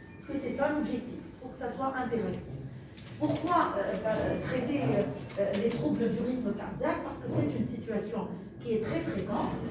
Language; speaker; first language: French; non-native, local second language; Arabic